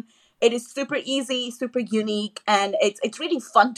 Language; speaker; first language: English; non-native, local second language; Tamil